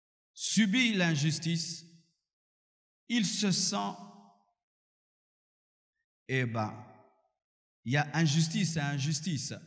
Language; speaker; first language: French; non-native, local second language; Lingala